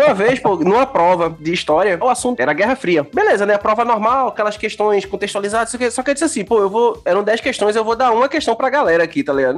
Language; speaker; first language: Portuguese; native; Portuguese